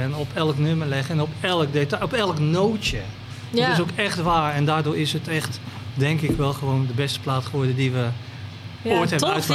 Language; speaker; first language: Dutch; native; Dutch